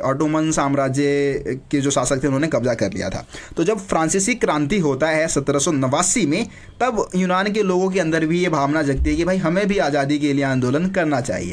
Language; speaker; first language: Hindi; native; Hindi